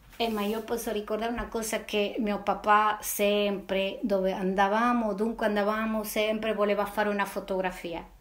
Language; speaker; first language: Italian; non-native, fluent; Spanish